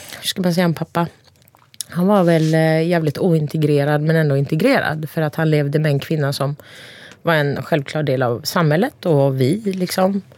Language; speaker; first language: Swedish; early bilingual, other home language; Turkish